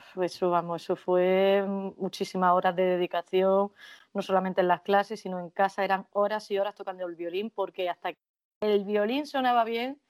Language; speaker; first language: Spanish; native; Spanish